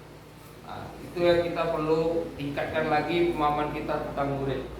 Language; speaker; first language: Indonesian; native; Indonesian